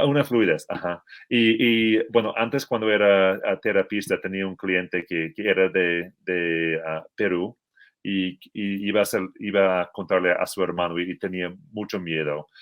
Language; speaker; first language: Spanish; non-native, fluent; English